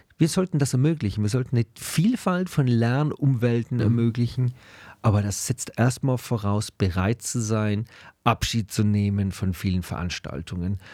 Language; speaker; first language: German; native; German